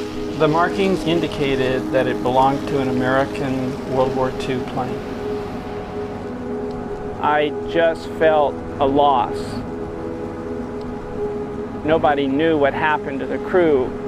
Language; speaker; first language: English; native; English